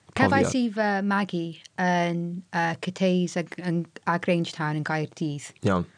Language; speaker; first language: Welsh; non-native, local second language; English